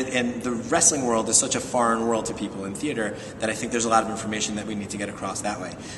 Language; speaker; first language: English; native; English